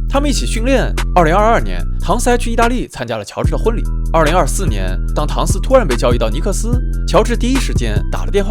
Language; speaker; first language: Chinese; native; Chinese